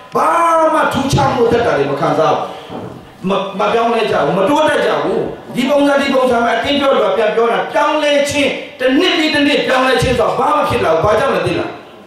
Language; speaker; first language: Burmese; non-native, local second language; Tedim Chin